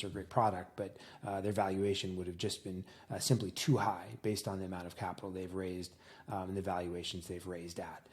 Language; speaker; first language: English; native; English